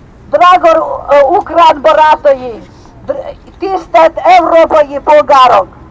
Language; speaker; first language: Ukrainian; native; Ukrainian